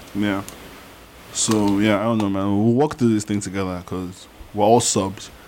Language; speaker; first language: English; non-native, fluent; Yoruba